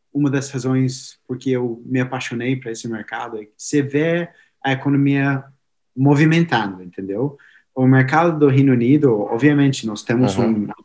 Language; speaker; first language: Portuguese; non-native, fluent; English